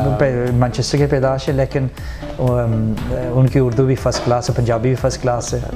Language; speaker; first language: Hindi; early bilingual, heritage; Hindi